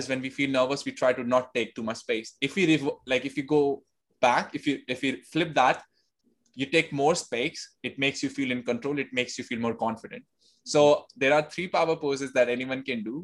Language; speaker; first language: English; non-native, local second language; Hindi